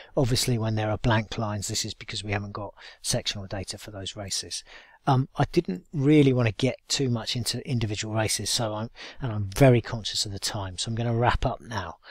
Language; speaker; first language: English; native; English